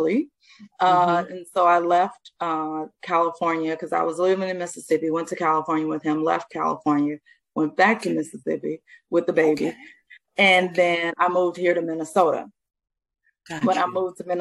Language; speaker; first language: English; native; English